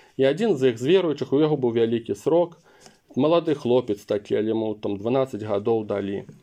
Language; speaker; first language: Belarusian; non-native, local second language; Russian